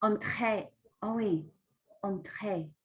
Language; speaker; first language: French; non-native, learner; English